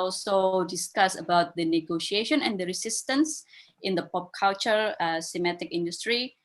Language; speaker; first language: English; non-native, fluent; Indonesian